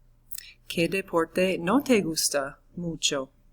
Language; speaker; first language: Spanish; non-native, fluent; English